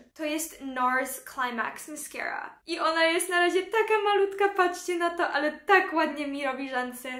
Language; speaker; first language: Polish; early bilingual, heritage; Polish